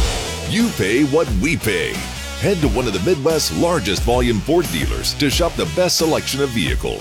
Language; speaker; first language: English; native; English